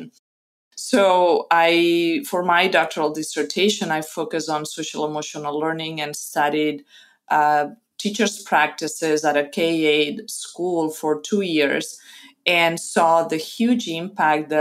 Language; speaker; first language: English; non-native, fluent; Spanish